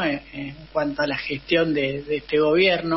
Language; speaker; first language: Spanish; native; Spanish